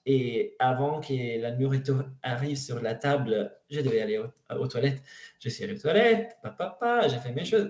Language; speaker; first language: French; non-native, learner; Italian